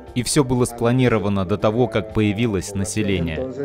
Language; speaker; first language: Russian; non-native, fluent; Spanish